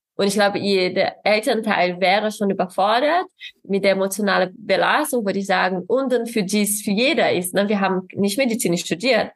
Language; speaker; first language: German; non-native, fluent; Portuguese